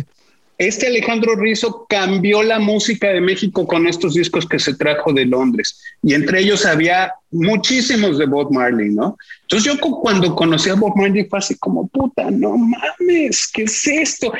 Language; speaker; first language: Spanish; native; Spanish